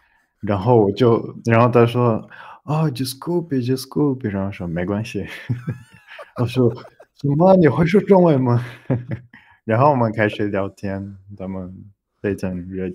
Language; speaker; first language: Chinese; non-native, learner; Portuguese